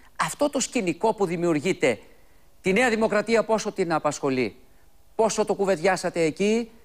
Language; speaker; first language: Greek; native; Greek